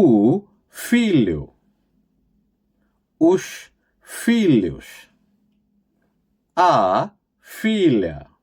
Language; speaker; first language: Portuguese; non-native, fluent; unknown